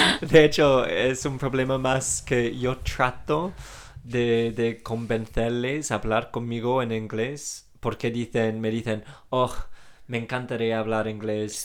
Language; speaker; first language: Spanish; non-native, fluent; English